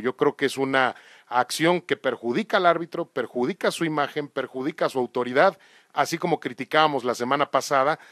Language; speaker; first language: Spanish; native; Spanish